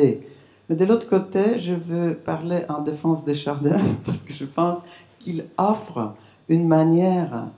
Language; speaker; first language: French; non-native, fluent; English